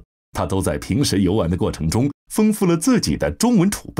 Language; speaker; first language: Chinese; native; Chinese